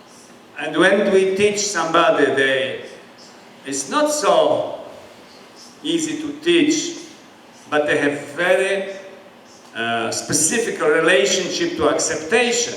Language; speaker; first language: English; non-native, learner; Polish